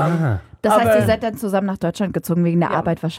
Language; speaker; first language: German; native; German